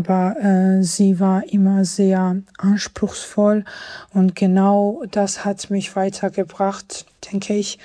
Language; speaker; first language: German; non-native, fluent; Georgian